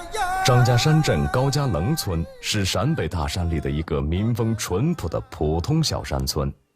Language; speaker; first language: Chinese; native; Chinese